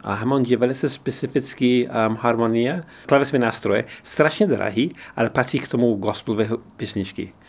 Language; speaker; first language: Czech; non-native, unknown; English